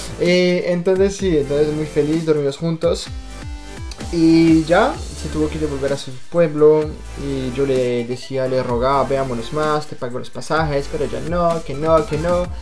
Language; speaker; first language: Spanish; non-native, fluent; French